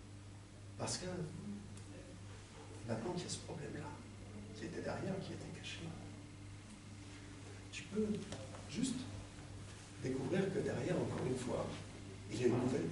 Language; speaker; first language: French; native; French